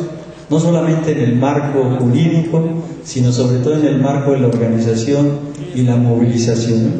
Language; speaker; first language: Spanish; native; Spanish